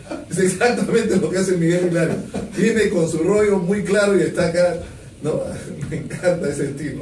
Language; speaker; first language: Spanish; native; Spanish